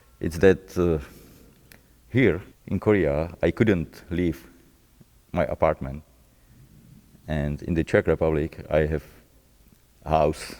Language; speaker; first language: English; non-native, fluent; Czech